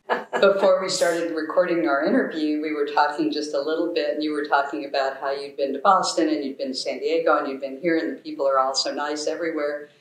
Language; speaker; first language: English; native; English